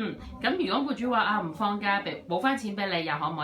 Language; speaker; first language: Cantonese; native; Cantonese